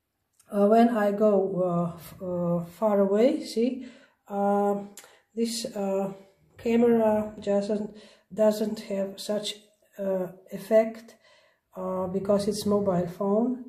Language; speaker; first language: English; non-native, learner; Slovenian